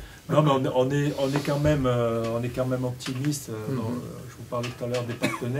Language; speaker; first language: French; native; French